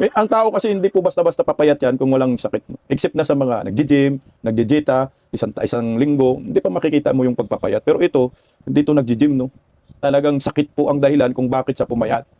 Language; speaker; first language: Filipino; non-native, local second language; Cebuano